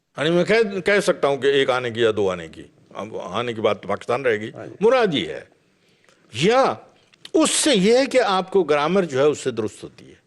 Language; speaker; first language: Urdu; non-native, local second language; Punjabi